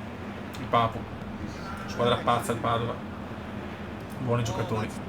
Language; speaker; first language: Italian; native; Italian